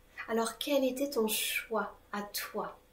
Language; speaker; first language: French; native; French